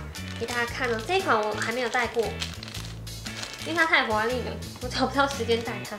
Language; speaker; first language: Chinese; native; Chinese